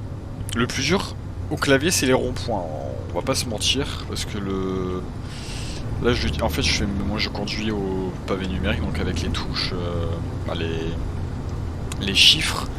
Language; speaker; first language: French; native; French